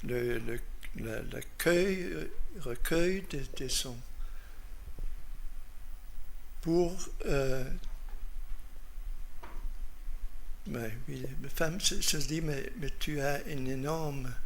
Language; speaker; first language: French; non-native, fluent; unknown